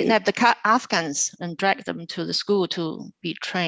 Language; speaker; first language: English; non-native, fluent; Chinese